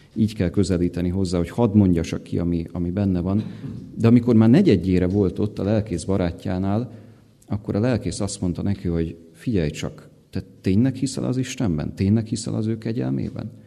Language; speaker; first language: Hungarian; native; Hungarian